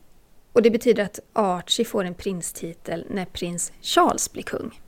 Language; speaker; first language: Swedish; native; Swedish